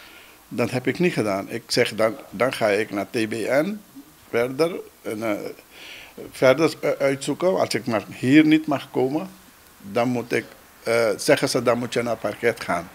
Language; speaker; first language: Dutch; non-native, local second language; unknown